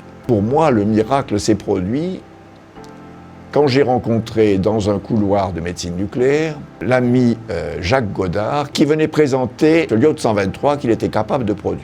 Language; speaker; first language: French; native; French